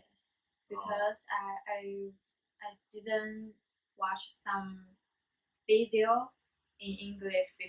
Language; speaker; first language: English; non-native, learner; Chinese